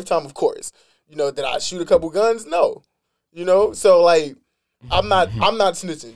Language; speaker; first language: English; native; English